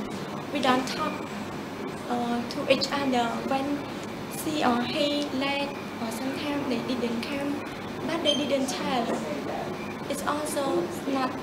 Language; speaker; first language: English; non-native, learner; Khmer